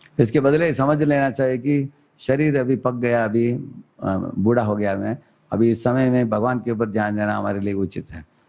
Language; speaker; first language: Hindi; non-native, local second language; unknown